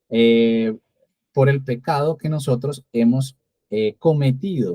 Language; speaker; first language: Spanish; native; Spanish